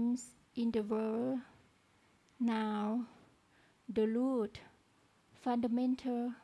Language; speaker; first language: English; non-native, learner; Thai